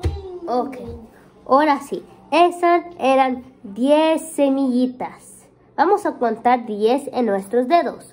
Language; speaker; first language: Spanish; early bilingual, heritage; Spanish